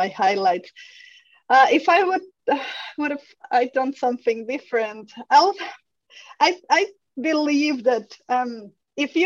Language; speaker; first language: English; non-native, fluent; Spanish